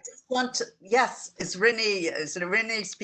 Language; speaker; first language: English; non-native, fluent; Portuguese